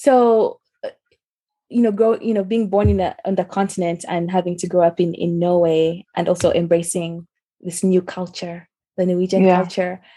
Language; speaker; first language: English; non-native, local second language; Luo (Kenya and Tanzania)